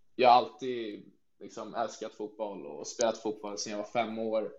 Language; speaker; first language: Swedish; native; Swedish